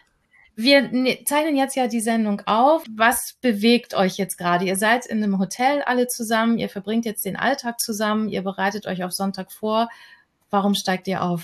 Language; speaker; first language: German; native; German